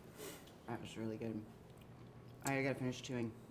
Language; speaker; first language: English; native; English